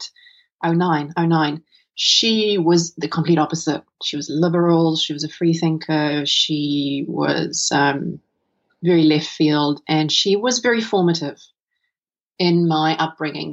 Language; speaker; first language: English; non-native, local second language; Afrikaans